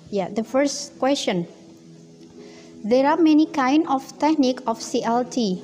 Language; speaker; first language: English; non-native, fluent; Indonesian